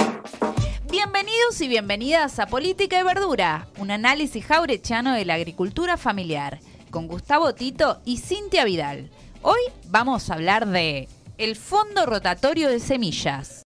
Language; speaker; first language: Spanish; native; Spanish